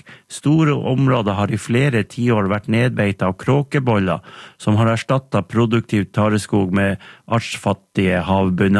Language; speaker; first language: Norwegian; native; Norwegian